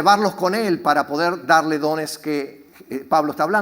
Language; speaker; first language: Spanish; native; Spanish